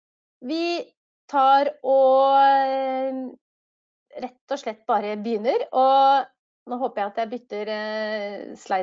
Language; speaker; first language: Norwegian; native; Norwegian